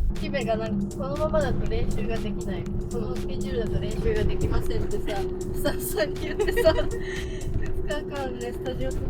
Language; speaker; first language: Japanese; native; Japanese